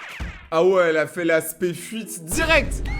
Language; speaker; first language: French; native; French